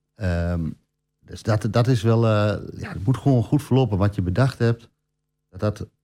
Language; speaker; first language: Dutch; native; Dutch